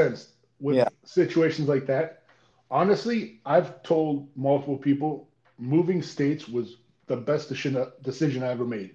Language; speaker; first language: English; native; English